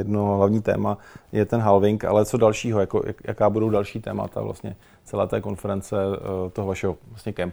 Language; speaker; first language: Czech; native; Czech